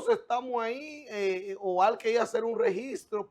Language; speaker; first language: Spanish; native; Spanish